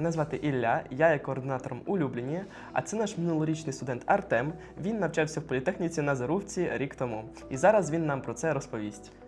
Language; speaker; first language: Ukrainian; native; Ukrainian